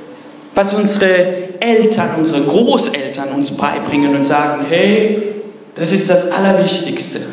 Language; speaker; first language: German; non-native, fluent; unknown